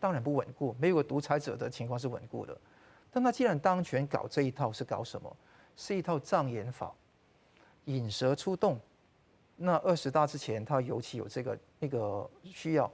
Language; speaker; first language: Chinese; non-native, local second language; Cantonese